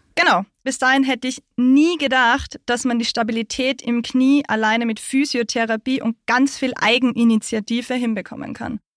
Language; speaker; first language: German; native; German